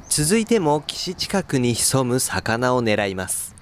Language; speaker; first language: Japanese; native; Japanese